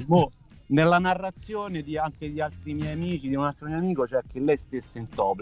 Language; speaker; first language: Italian; native; Italian